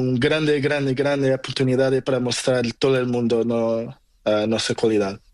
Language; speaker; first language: Spanish; non-native, learner; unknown